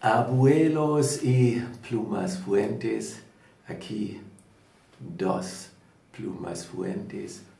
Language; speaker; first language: Spanish; non-native, learner; German